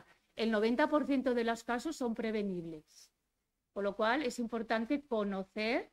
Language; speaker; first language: Spanish; native; Spanish